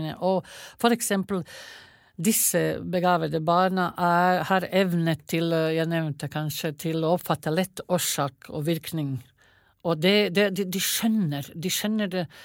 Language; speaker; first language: Norwegian; non-native, fluent; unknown